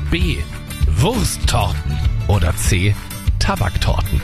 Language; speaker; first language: German; native; German